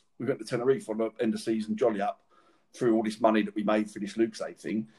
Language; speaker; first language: English; native; English